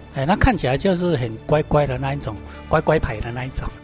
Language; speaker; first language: Chinese; native; Chinese